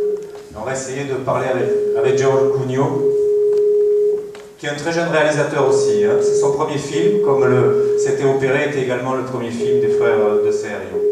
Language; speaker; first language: French; native; French